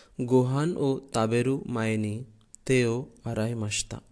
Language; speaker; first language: Japanese; non-native, fluent; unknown